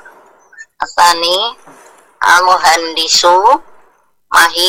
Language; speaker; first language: Arabic; non-native, learner; Indonesian